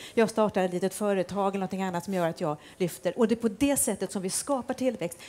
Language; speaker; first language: Swedish; native; Swedish